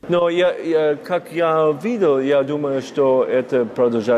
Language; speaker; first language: Russian; non-native, learner; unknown